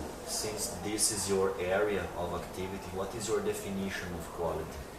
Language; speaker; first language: English; non-native, fluent; Portuguese